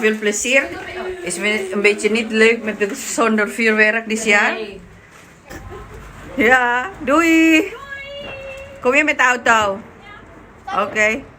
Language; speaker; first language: Dutch; non-native, learner; Indonesian